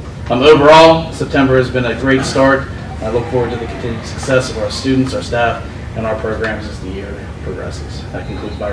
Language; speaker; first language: English; native; English